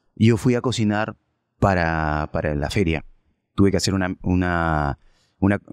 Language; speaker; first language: Spanish; native; Spanish